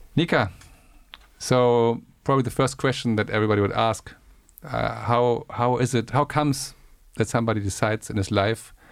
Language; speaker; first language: English; non-native, fluent; German